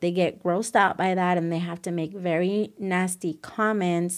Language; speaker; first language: English; early bilingual, other home language; Spanish